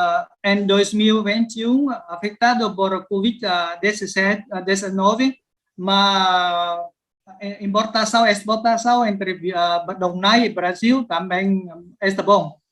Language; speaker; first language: Portuguese; non-native, learner; Vietnamese